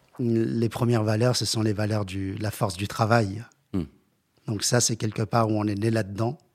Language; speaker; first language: French; early bilingual, other home language; Chinese